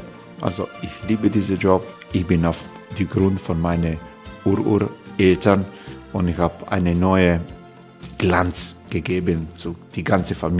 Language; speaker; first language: German; non-native, fluent; Croatian